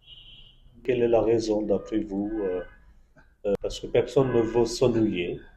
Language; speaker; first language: French; non-native, fluent; Bangla